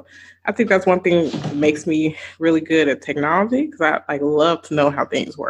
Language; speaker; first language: English; native; English